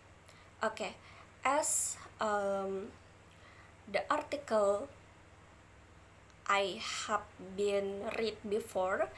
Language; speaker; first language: English; non-native, learner; Indonesian